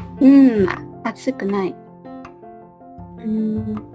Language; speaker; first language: Japanese; non-native, learner; Malay